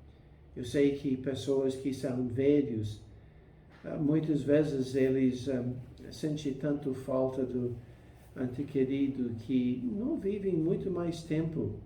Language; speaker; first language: Portuguese; non-native, fluent; English